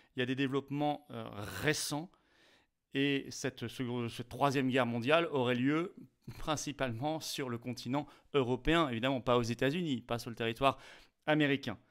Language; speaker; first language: French; native; French